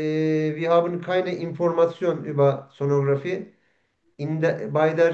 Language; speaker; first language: German; non-native, learner; Turkish